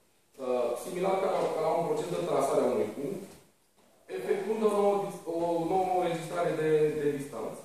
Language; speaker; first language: Romanian; native; Romanian